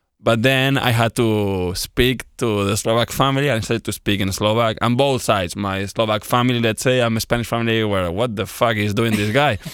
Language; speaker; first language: English; non-native, fluent; Spanish